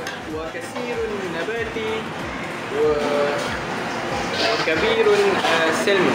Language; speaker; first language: Arabic; non-native, learner; Malay